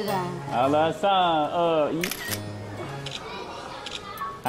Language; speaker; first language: Chinese; non-native, learner; English